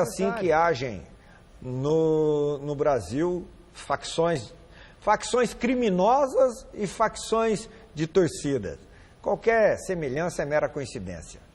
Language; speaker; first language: Portuguese; native; Portuguese